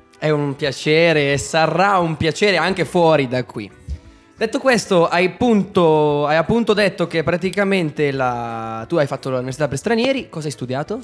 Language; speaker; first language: Italian; native; Italian